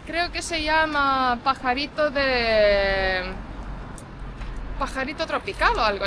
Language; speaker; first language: Spanish; non-native, fluent; Estonian